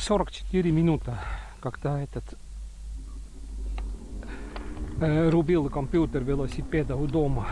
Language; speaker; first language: Russian; non-native, local second language; Estonian